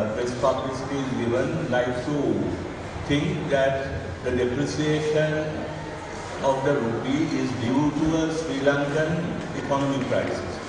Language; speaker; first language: English; non-native, local second language; Sinhala